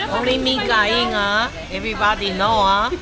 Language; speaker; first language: English; non-native, learner; Chinese